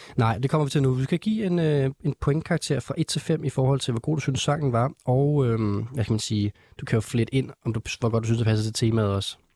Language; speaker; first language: Danish; native; Danish